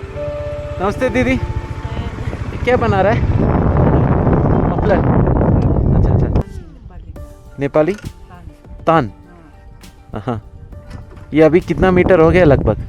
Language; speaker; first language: Nepali; non-native, learner; Malayalam